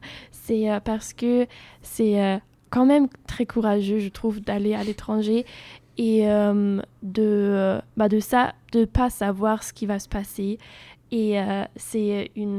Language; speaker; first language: French; non-native, fluent; German